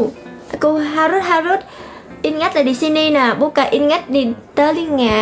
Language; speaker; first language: Indonesian; non-native, learner; Vietnamese